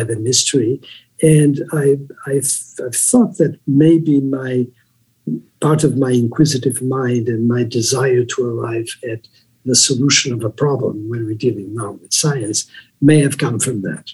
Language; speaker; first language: English; non-native, fluent; Portuguese